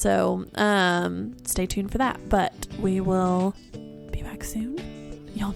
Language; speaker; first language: English; native; English